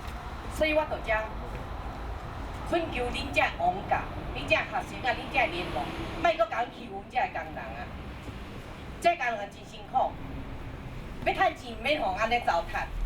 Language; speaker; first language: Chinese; native; Chinese